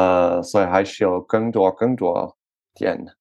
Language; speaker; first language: Chinese; non-native, learner; French